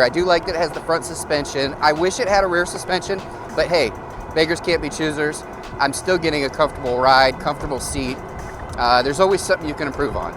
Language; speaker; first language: English; native; English